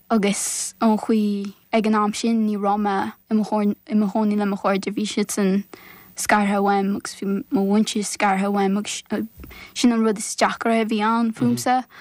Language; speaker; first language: Irish; native; Irish